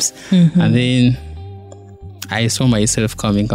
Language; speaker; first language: English; non-native, local second language; Ganda